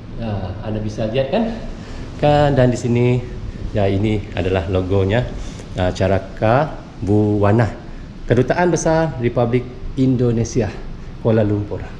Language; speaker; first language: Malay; native; Malay